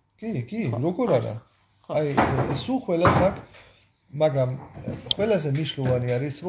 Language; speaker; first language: Georgian; non-native, learner; German